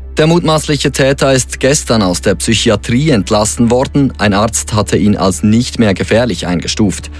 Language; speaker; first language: German; native; German